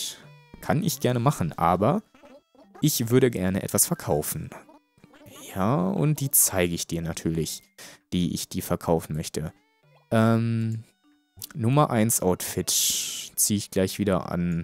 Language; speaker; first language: German; native; German